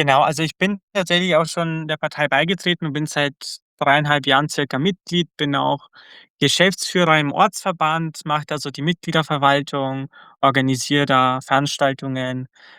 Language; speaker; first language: German; early bilingual, other home language; Croatian